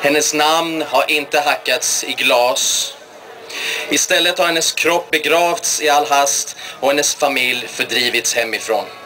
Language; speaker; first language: Swedish; early bilingual, other home language; Persian